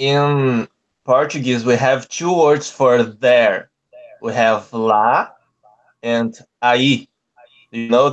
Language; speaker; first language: English; non-native, learner; Portuguese